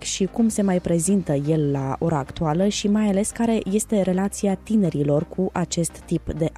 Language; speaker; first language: Romanian; native; Romanian